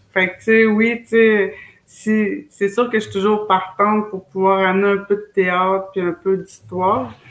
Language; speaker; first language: French; native; French